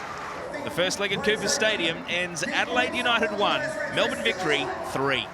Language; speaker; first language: English; native; English